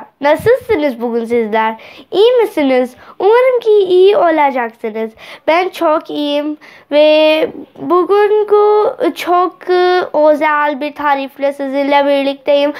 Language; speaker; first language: Turkish; non-native, learner; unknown